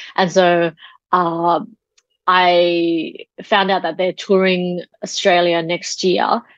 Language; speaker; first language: English; early bilingual, other home language; Chinese